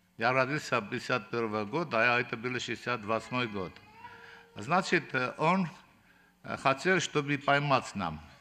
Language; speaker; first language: Russian; non-native, local second language; Armenian